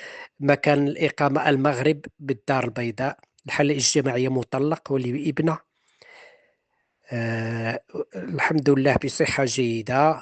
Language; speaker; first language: Arabic; native; Arabic